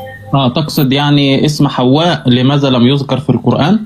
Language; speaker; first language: Arabic; native; Arabic